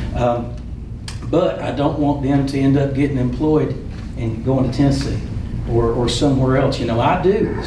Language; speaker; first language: English; native; English